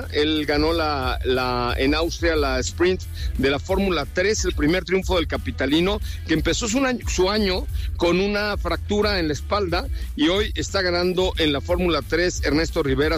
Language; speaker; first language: Spanish; native; Spanish